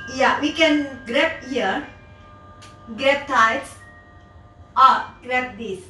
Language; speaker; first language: English; non-native, learner; Indonesian